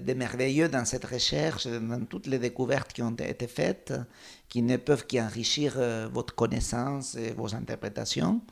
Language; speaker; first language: French; non-native, fluent; Spanish